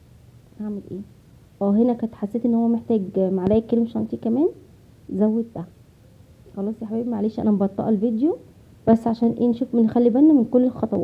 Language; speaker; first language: Arabic; native; Arabic